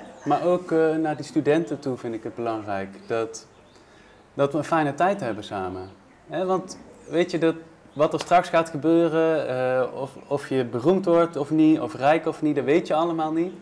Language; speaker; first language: Dutch; native; Dutch